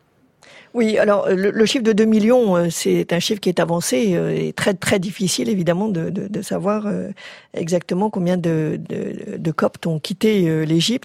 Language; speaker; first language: French; native; French